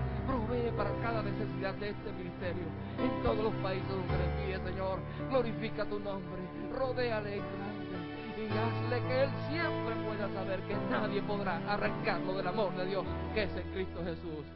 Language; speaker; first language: Spanish; native; Spanish